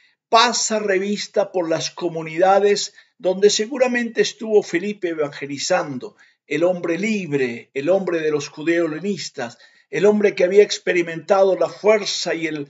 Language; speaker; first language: Spanish; native; Spanish